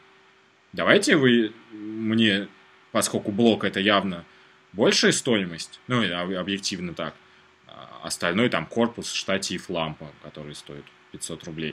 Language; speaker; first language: Russian; native; Russian